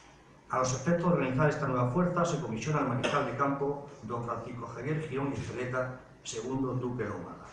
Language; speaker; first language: Spanish; native; Spanish